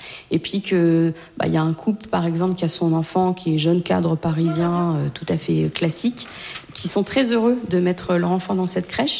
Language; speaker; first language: French; native; French